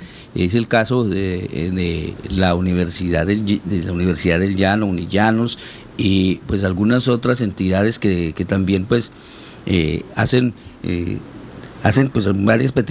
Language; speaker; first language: Spanish; native; Spanish